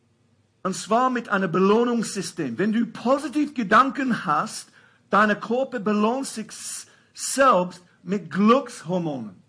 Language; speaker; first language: German; non-native, fluent; English